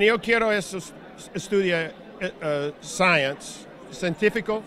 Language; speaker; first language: Spanish; non-native, learner; English